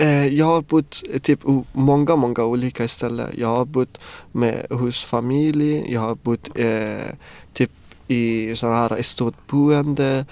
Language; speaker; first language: Swedish; non-native, fluent; Persian